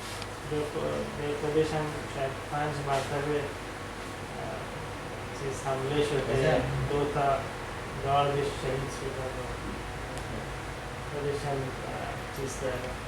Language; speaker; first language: Persian; non-native, fluent; Urdu